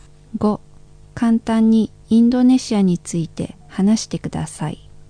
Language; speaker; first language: Japanese; non-native, fluent; Indonesian